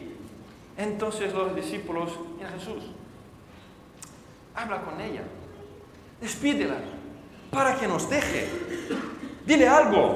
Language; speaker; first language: Spanish; non-native, fluent; Portuguese